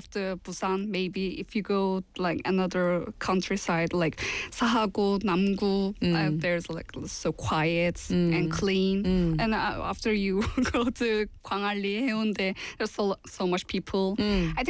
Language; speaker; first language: English; non-native, fluent; Turkish